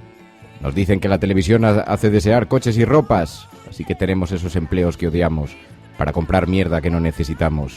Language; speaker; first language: Spanish; native; Spanish